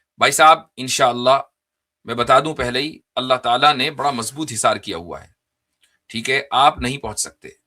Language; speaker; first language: Urdu; native; Urdu